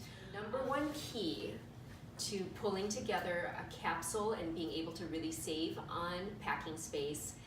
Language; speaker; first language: English; native; English